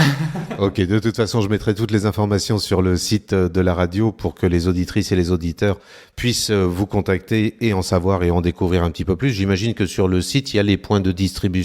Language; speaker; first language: French; native; French